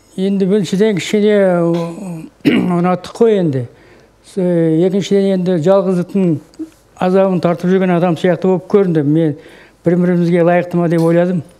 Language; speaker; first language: Kazakh; native; Kazakh